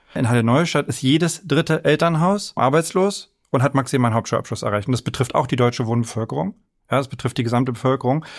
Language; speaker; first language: German; native; German